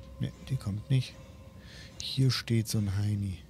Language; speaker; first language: German; native; German